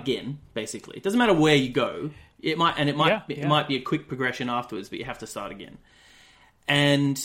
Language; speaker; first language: English; native; English